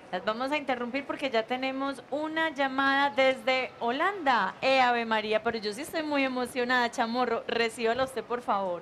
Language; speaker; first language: Spanish; native; Spanish